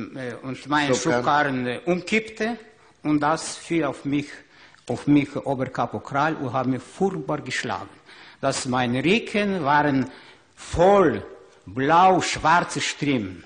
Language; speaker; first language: German; non-native, learner; Ukrainian